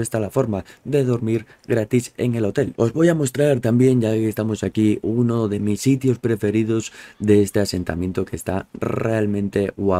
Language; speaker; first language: Spanish; native; Spanish